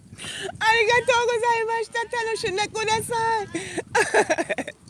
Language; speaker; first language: Japanese; non-native, learner; English